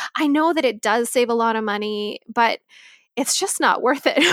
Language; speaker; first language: English; native; English